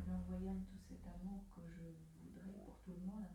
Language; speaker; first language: French; native; French